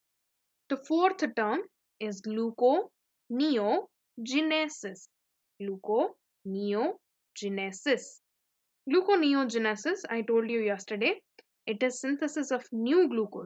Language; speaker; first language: English; non-native, local second language; Hindi